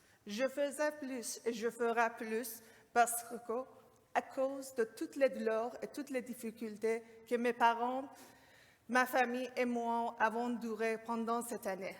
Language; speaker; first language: French; non-native, learner; Persian